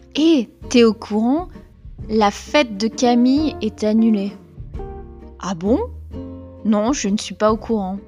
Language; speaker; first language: French; native; French